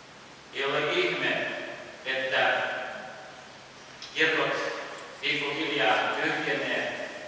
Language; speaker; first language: Finnish; early bilingual, heritage; Finnish